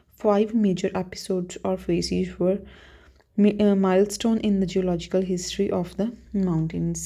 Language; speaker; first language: English; non-native, local second language; Punjabi